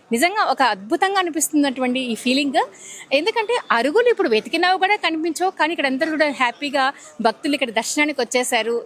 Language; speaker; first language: Telugu; native; Telugu